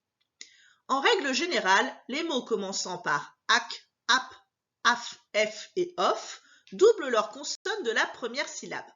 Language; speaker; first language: French; native; French